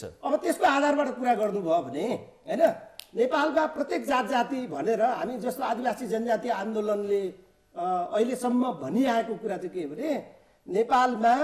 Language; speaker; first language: Nepali; non-native, local second language; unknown